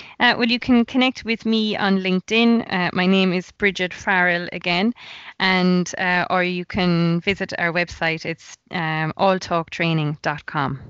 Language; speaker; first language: English; native; English